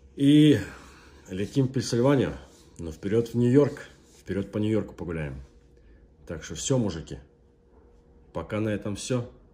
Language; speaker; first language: Russian; native; Russian